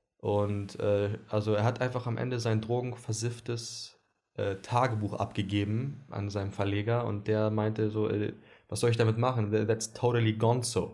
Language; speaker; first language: German; early bilingual, other home language; Greek